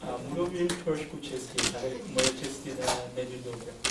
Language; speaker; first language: Czech; non-native, learner; French